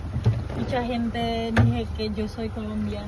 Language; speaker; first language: Spanish; non-native, learner; Indonesian